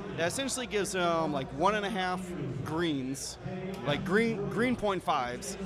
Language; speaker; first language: English; native; English